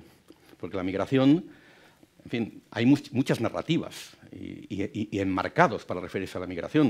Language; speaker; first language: Spanish; native; Spanish